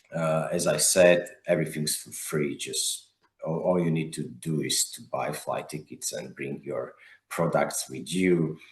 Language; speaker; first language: English; non-native, fluent; Slovak